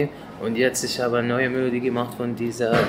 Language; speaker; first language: German; non-native, learner; Arabic